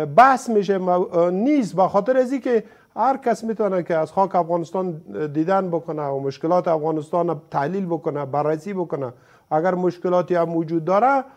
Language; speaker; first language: Persian; native; Persian